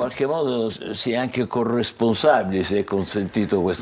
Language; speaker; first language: Italian; native; Italian